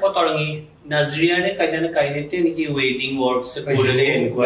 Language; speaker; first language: Malayalam; non-native, fluent; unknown